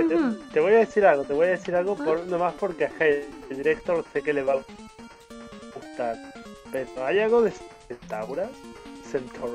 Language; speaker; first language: Spanish; native; Spanish